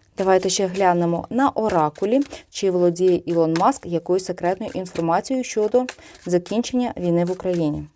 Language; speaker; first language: Ukrainian; non-native, local second language; Russian